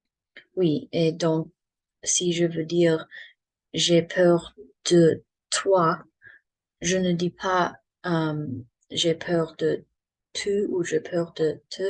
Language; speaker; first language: French; non-native, learner; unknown